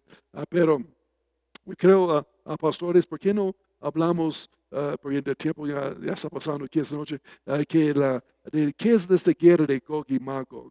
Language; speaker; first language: Spanish; non-native, fluent; English